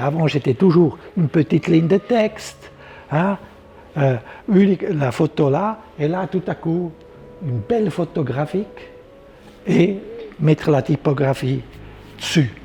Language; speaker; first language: French; non-native, local second language; German